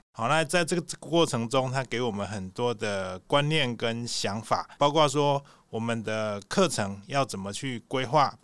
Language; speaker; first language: Chinese; native; Chinese